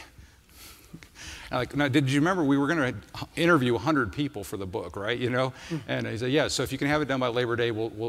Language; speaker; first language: English; native; English